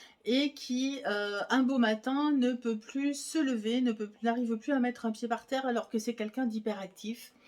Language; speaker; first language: French; native; French